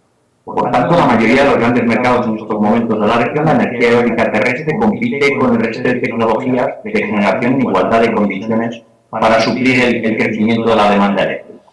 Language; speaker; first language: Spanish; native; Spanish